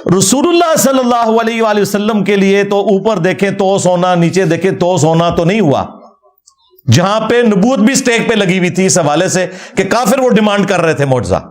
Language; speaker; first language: Urdu; non-native, local second language; Punjabi